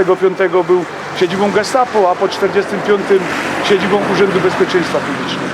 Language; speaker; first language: Polish; native; Polish